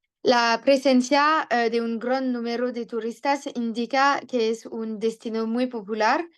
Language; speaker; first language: Spanish; non-native, learner; French